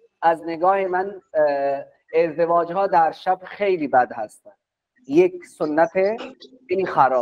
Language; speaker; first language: Persian; non-native, fluent; Urdu